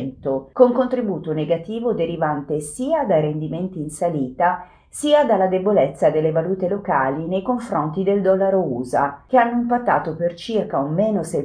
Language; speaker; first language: Italian; native; Italian